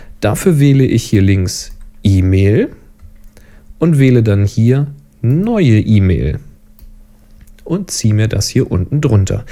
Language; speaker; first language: German; native; German